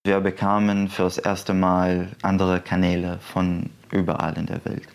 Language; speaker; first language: German; non-native, fluent; Arabic